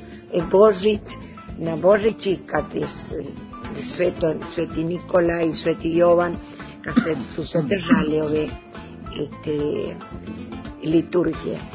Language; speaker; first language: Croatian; early bilingual, heritage; Serbian